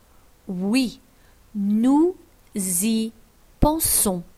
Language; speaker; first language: French; non-native, fluent; English